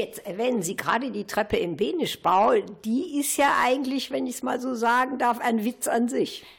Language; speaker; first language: German; native; German